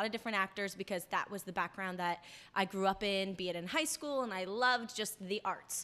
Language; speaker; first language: English; native; English